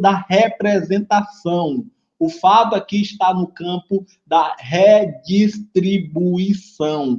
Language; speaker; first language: Portuguese; native; Portuguese